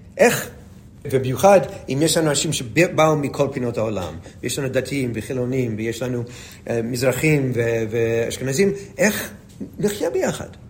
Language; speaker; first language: Hebrew; non-native, fluent; English